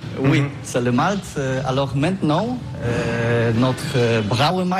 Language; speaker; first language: French; non-native, learner; Polish